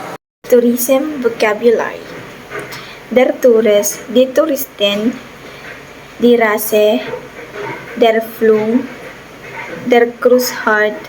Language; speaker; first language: German; non-native, learner; Bikol